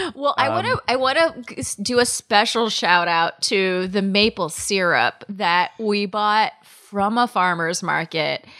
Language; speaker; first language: English; native; English